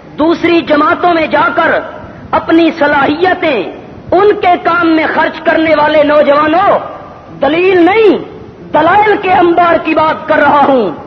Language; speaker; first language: Urdu; non-native, local second language; Punjabi